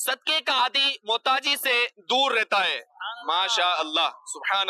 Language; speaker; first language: Urdu; native; Urdu